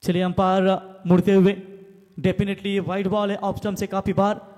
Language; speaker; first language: Hindi; non-native, local second language; Marathi